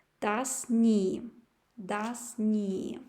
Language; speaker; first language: German; non-native, fluent; Ukrainian